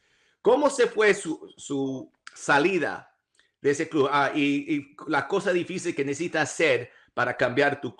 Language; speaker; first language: Spanish; early bilingual, heritage; English